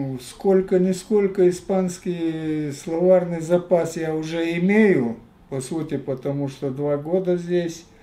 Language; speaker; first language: Russian; non-native, fluent; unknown